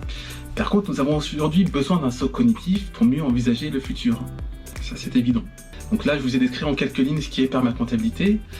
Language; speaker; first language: French; native; French